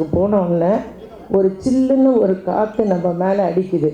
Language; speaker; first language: Tamil; native; Tamil